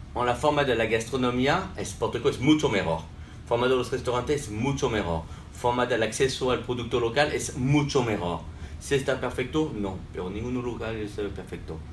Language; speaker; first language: Spanish; non-native, fluent; French